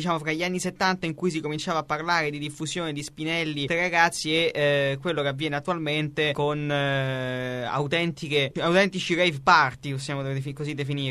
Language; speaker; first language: Italian; native; Italian